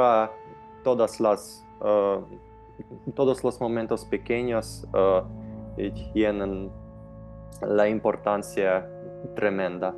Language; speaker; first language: Spanish; non-native, fluent; Ukrainian